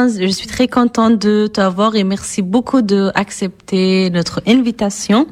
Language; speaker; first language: French; non-native, fluent; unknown